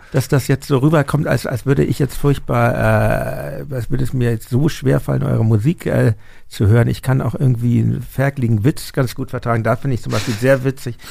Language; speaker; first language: German; native; German